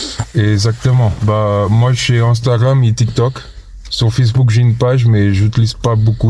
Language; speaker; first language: French; non-native, fluent; Portuguese